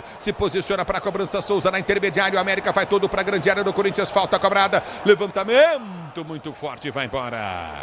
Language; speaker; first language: Portuguese; native; Portuguese